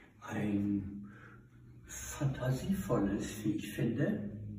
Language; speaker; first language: German; native; German